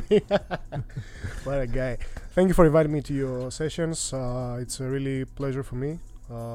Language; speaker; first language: English; non-native, fluent; Greek